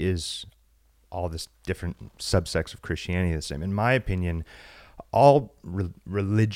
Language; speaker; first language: English; native; English